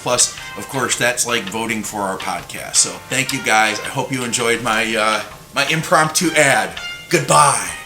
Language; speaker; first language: English; native; English